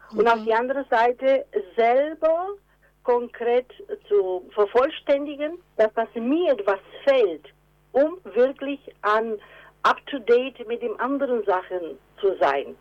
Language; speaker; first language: German; non-native, fluent; Romanian